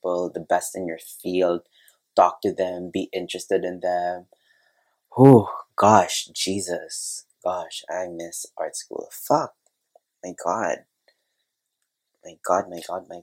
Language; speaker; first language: English; non-native, local second language; Cebuano